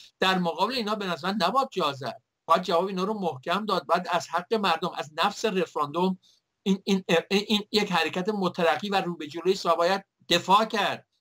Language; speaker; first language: Persian; native; Persian